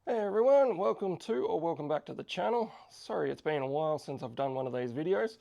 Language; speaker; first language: English; native; English